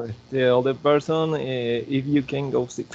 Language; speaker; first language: English; non-native, learner; Spanish